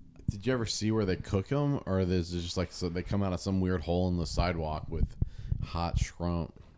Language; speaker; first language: English; native; English